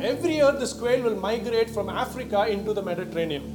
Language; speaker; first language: English; non-native, local second language; Tamil